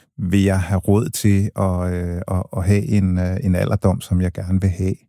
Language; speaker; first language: Danish; early bilingual, other home language; English